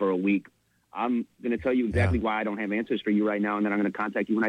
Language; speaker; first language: English; native; English